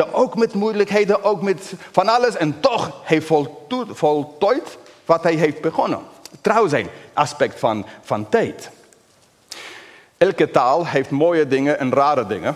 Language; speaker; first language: Dutch; non-native, fluent; English